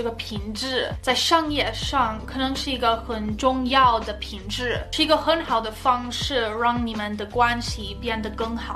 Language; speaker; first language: Chinese; non-native, fluent; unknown